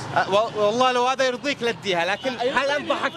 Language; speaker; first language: Arabic; native; Arabic